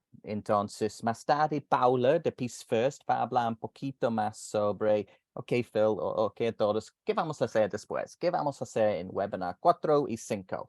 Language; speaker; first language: Spanish; non-native, fluent; English